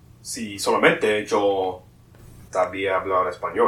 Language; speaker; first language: Spanish; non-native, learner; English